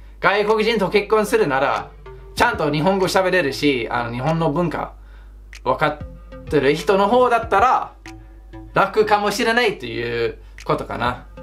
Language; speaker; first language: Japanese; non-native, fluent; English